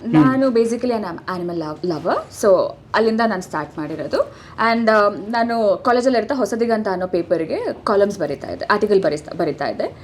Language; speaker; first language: Kannada; native; Kannada